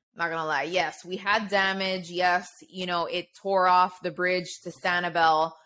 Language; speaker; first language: English; native; English